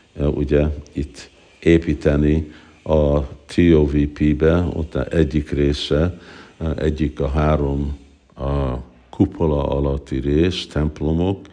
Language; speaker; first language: Hungarian; early bilingual, heritage; Hungarian